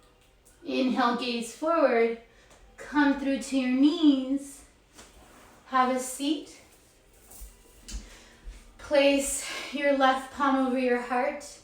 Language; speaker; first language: English; native; English